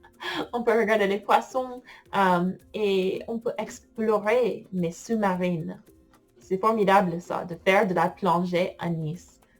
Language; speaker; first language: French; non-native, fluent; English